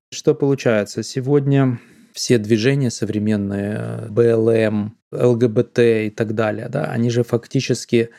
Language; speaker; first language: Russian; native; Russian